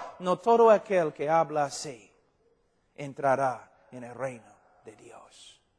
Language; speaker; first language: Spanish; non-native, fluent; English